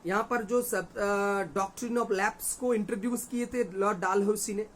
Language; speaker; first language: Hindi; non-native, local second language; Bangla